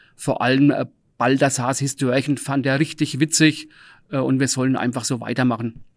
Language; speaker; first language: German; native; German